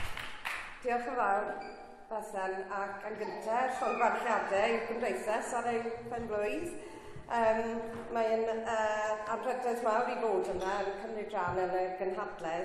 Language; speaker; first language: Welsh; non-native, local second language; English